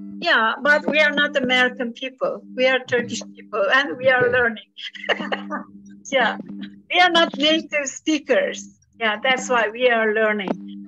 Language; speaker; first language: English; non-native, fluent; Turkish